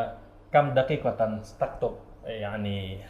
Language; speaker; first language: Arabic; non-native, learner; Indonesian